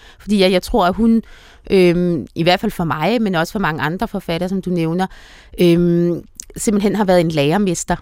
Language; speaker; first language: Danish; native; Danish